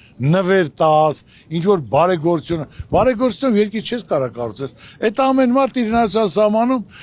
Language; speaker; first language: Armenian; native; Armenian